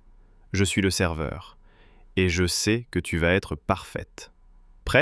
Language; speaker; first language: French; native; French